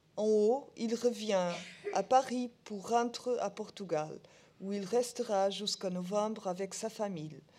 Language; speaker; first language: French; non-native, learner; Portuguese